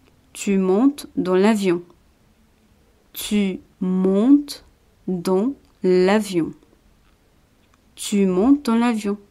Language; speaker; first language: French; non-native, fluent; Spanish